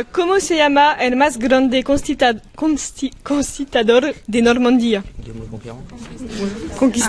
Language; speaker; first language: Spanish; non-native, learner; French